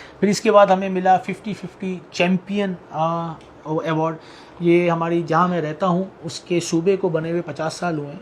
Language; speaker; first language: Urdu; native; Urdu